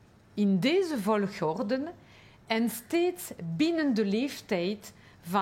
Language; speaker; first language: Dutch; non-native, local second language; French